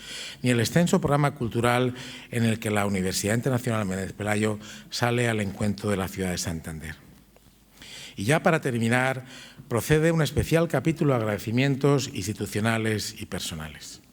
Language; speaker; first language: Spanish; native; Spanish